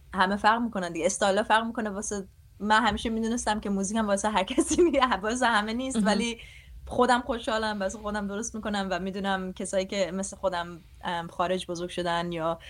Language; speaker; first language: Persian; early bilingual, other home language; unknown